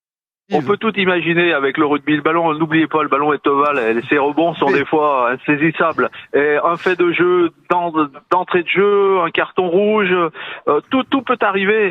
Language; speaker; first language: French; native; French